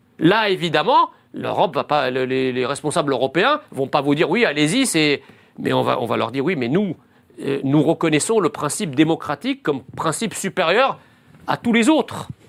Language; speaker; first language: French; early bilingual, other home language; Arabic